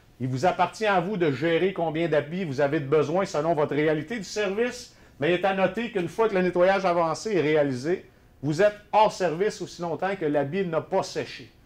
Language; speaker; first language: French; native; French